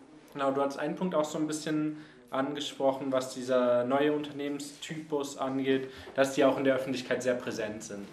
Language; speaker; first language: German; native; German